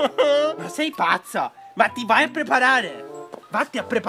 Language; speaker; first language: Italian; native; Italian